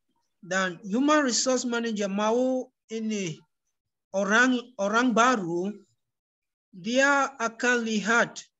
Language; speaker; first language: Indonesian; non-native, learner; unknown